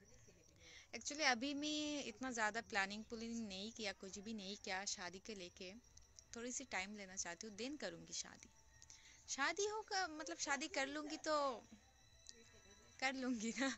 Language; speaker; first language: Hindi; non-native, local second language; Bangla